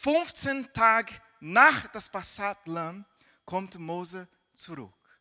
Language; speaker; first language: German; non-native, fluent; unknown